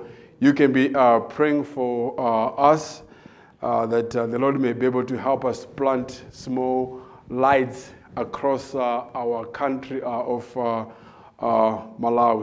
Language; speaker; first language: English; non-native, local second language; Nyanja